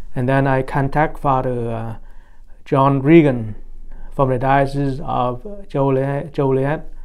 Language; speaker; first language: English; non-native, fluent; Vietnamese